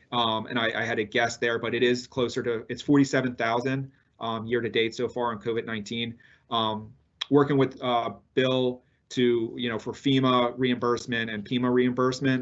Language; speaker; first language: English; native; English